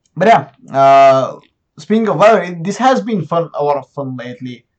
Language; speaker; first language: English; non-native, fluent; Bulgarian